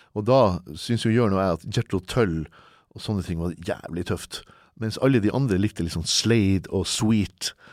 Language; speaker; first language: Norwegian; native; Norwegian